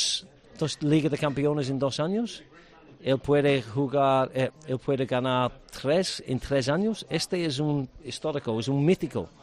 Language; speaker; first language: Spanish; non-native, learner; English